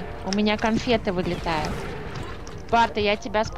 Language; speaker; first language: Russian; native; Russian